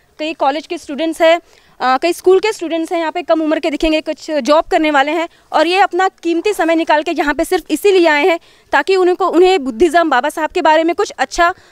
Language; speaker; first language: Hindi; non-native, local second language; Marathi